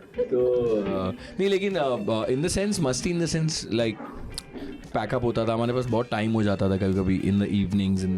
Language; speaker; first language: Hindi; native; Hindi